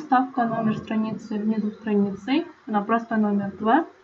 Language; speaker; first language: Russian; non-native, local second language; Kazakh